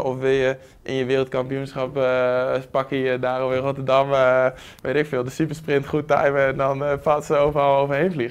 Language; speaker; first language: Dutch; native; Dutch